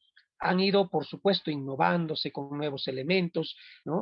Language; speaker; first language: Spanish; non-native, local second language; Quechua